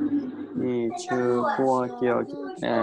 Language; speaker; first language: Chinese; non-native, learner; Thai